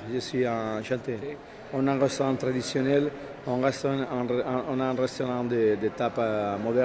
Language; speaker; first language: French; non-native, fluent; Spanish